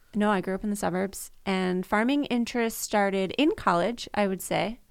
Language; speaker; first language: English; native; English